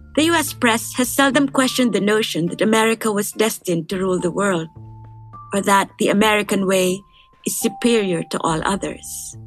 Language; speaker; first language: English; non-native, local second language; Filipino